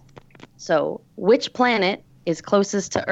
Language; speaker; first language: English; native; English